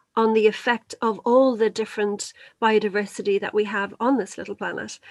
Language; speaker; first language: English; native; English